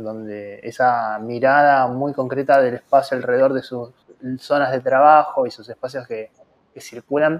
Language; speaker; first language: Spanish; native; Spanish